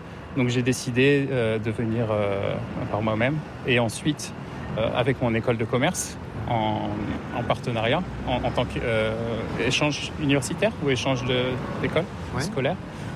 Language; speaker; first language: French; native; French